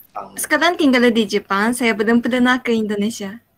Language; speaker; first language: Indonesian; non-native, learner; Japanese